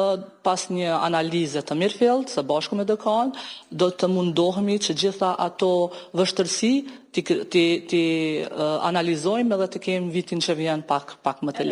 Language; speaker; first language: Albanian; native; Albanian